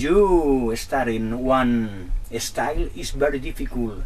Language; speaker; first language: English; non-native, learner; Spanish